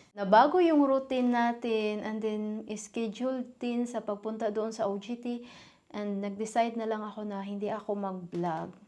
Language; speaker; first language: Filipino; non-native, local second language; Cebuano